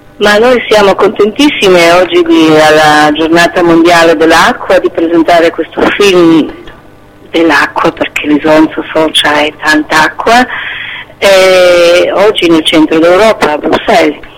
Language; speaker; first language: Italian; non-native, fluent; Slovenian